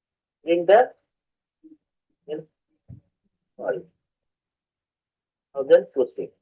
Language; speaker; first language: English; non-native, learner; Bangla